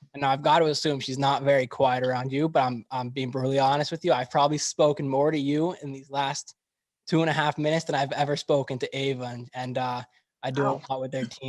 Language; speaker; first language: English; native; English